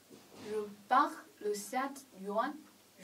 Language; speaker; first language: French; non-native, learner; Chinese